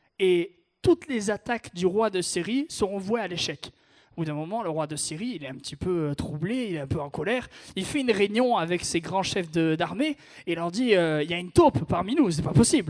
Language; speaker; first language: French; native; French